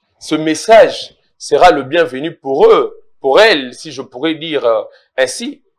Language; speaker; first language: French; non-native, local second language; Lingala